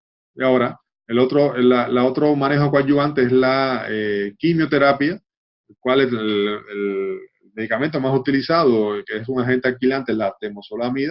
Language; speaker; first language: Spanish; native; Spanish